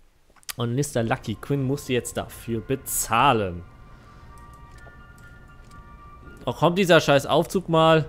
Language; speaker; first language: German; native; German